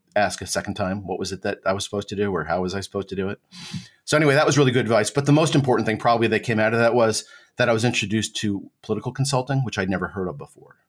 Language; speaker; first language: English; native; English